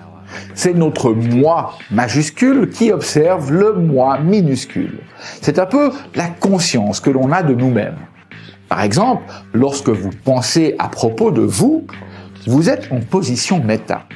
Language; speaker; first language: French; native; French